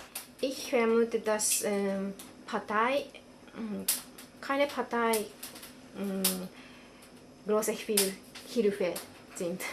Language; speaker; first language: German; non-native, learner; Japanese